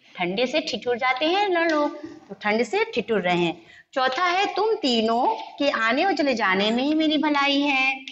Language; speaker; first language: Hindi; non-native, local second language; Gujarati